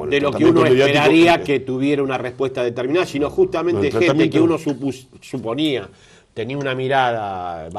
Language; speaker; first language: Spanish; native; Spanish